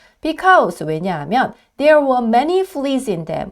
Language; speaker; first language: English; non-native, fluent; Korean